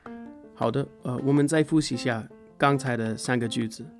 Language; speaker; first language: Chinese; non-native, fluent; English